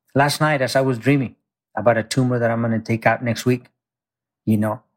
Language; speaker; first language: English; early bilingual, other home language; Spanish